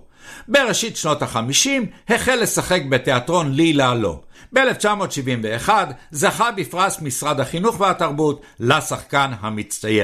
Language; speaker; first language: Hebrew; native; Hebrew